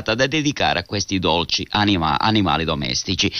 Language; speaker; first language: Italian; early bilingual, heritage; Italian